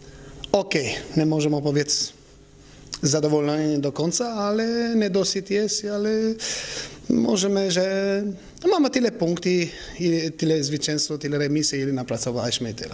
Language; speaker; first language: Polish; non-native, learner; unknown